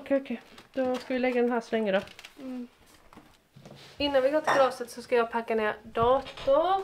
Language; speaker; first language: Swedish; native; Swedish